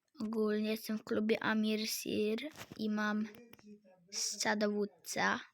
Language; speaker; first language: Polish; native; Polish